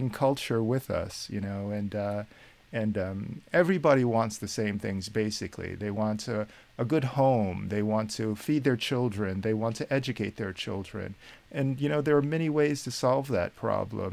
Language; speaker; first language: English; native; English